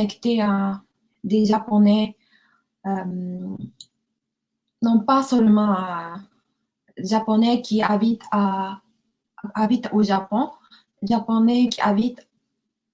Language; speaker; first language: French; non-native, learner; Japanese